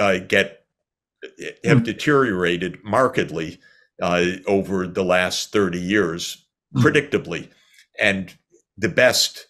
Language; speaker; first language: English; native; English